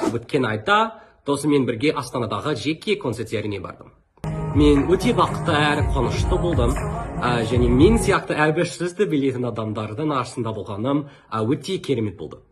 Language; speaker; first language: Kazakh; non-native, fluent; English